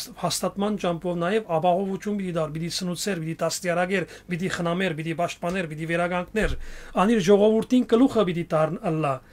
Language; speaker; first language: Armenian; native; Armenian